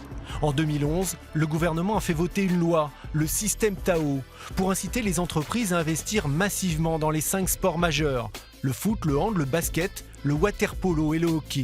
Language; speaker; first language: French; native; French